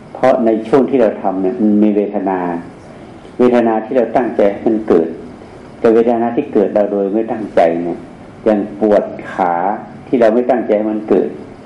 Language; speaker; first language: Thai; native; Thai